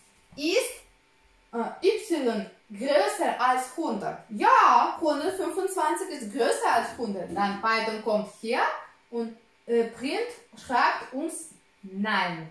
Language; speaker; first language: German; non-native, fluent; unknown